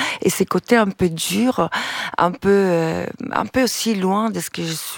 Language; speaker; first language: French; non-native, fluent; Italian